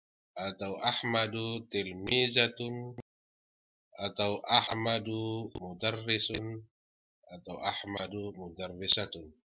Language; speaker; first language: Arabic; non-native, fluent; Indonesian